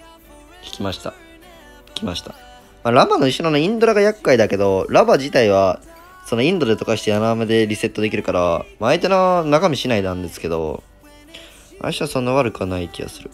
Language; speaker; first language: Japanese; native; Japanese